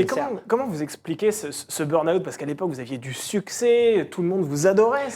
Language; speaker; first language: French; native; French